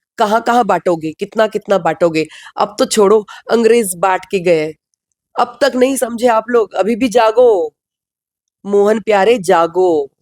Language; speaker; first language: Hindi; non-native, local second language; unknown